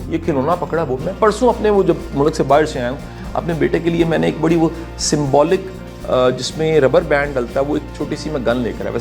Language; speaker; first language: Urdu; non-native, local second language; Punjabi